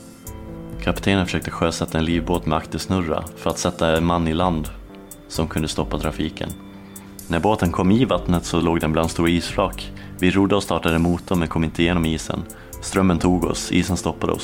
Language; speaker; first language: Swedish; native; Swedish